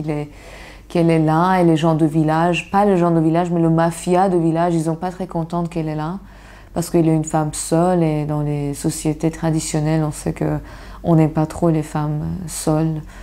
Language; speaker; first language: French; non-native, fluent; Persian